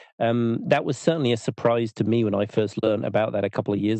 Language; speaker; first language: English; native; English